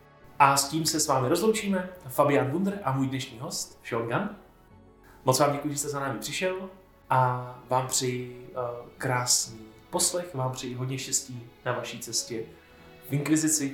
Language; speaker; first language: Czech; native; Czech